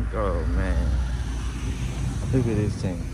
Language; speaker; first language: English; native; English